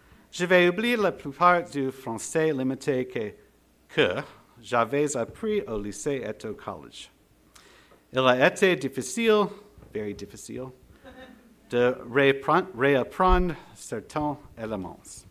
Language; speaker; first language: French; non-native, learner; English